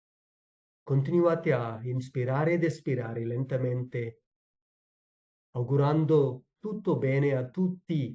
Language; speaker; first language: Italian; non-native, fluent; Tamil